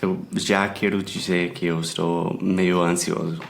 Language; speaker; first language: Portuguese; non-native, fluent; English